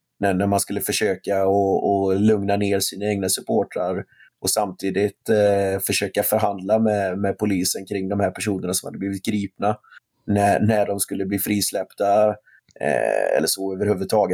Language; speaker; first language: Swedish; native; Swedish